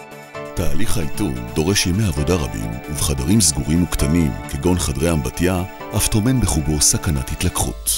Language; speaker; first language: Hebrew; native; Hebrew